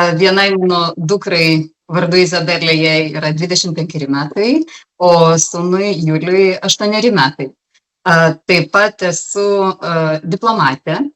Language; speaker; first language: Lithuanian; non-native, local second language; Polish